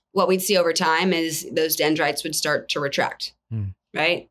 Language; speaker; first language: English; native; English